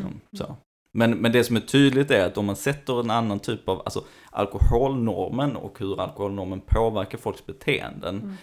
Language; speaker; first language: Swedish; native; Swedish